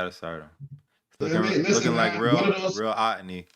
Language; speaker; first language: English; native; English